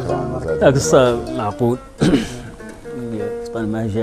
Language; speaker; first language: Arabic; native; Arabic